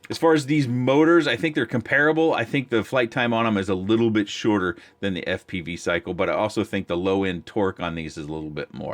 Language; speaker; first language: English; native; English